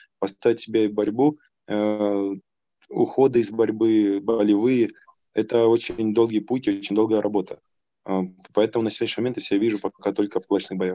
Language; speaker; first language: Russian; native; Russian